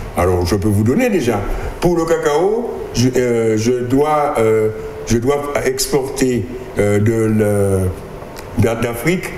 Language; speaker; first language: French; native; French